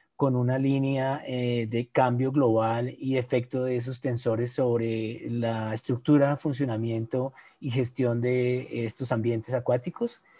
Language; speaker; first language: Spanish; native; Spanish